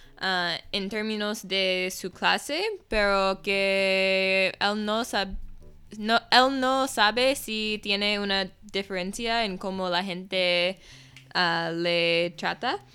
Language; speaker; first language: Spanish; non-native, fluent; English